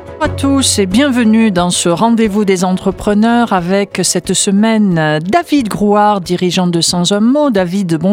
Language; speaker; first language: French; native; French